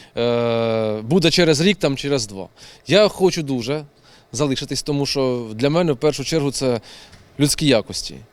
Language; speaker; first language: Ukrainian; native; Ukrainian